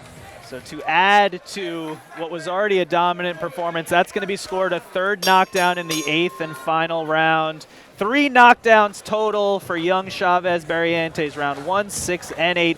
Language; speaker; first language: English; native; English